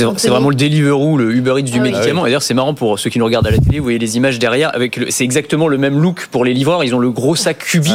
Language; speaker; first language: French; native; French